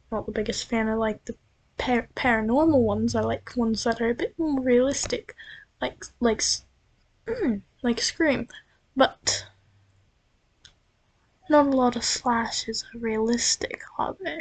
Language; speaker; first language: English; native; English